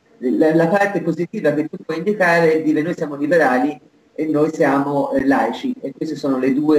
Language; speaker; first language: Italian; native; Italian